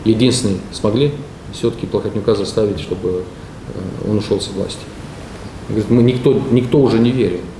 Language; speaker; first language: Russian; non-native, local second language; Romanian